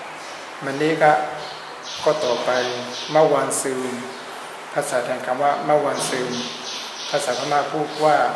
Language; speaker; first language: Thai; non-native, fluent; Burmese